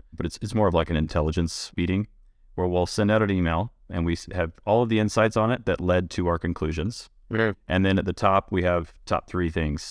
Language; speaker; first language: English; native; English